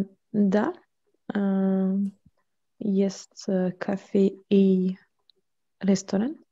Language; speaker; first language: Russian; non-native, learner; French